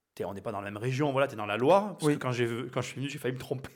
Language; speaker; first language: French; native; French